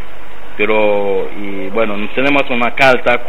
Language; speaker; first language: Spanish; non-native, learner; Haitian Creole